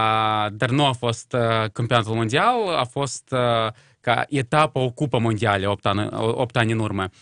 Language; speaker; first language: Romanian; non-native, local second language; Russian